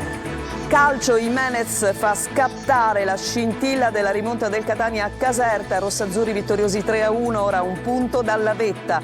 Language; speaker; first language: Italian; native; Italian